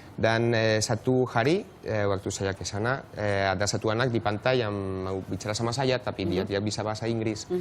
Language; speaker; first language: Indonesian; non-native, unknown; Spanish